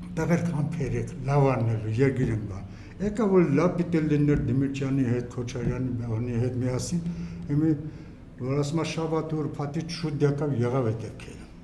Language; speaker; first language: Armenian; native; Armenian